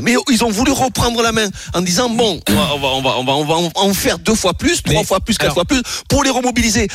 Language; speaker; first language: French; native; French